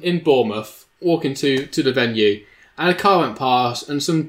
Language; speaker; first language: English; native; English